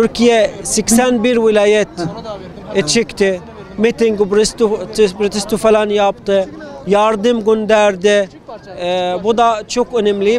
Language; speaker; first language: Turkish; non-native, fluent; Arabic